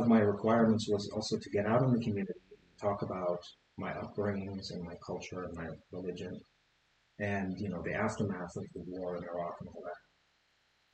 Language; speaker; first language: English; non-native, fluent; Arabic